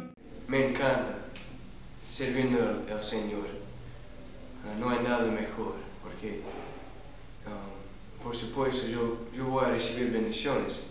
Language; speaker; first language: Spanish; non-native, learner; English